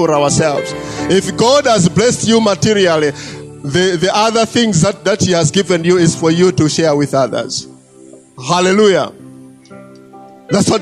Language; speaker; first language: English; non-native, local second language; Nyanja